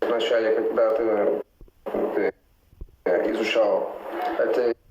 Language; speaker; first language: Russian; non-native, fluent; Italian